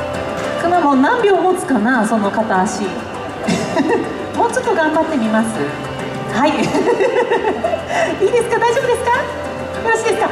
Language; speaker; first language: Japanese; native; Japanese